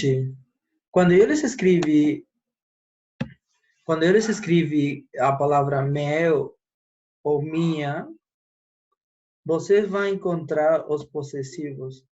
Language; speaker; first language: Portuguese; non-native, fluent; Spanish